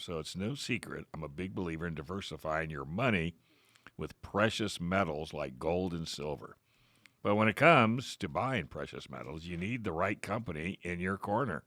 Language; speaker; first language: English; native; English